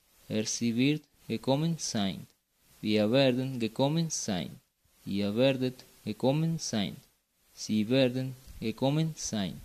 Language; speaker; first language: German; non-native, fluent; Spanish